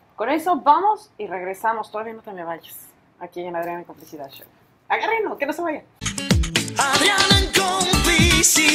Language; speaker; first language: Spanish; native; Spanish